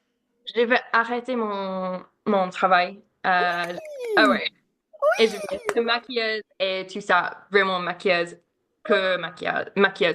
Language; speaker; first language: French; non-native, learner; English